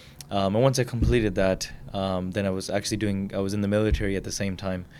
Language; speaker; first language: English; early bilingual, other home language; Punjabi